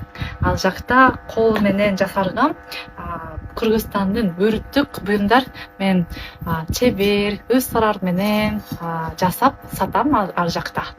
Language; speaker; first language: Kyrgyz; non-native, learner; Japanese